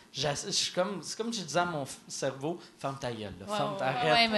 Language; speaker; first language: French; native; French